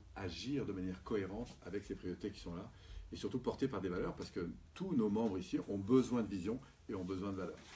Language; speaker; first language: French; native; French